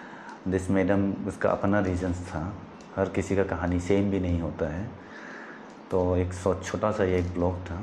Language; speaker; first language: Hindi; non-native, local second language; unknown